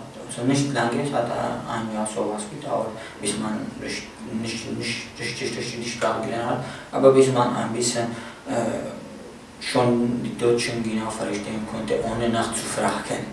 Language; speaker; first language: German; non-native, fluent; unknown